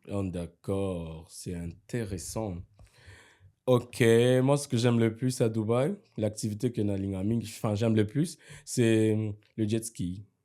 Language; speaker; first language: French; non-native, local second language; Lingala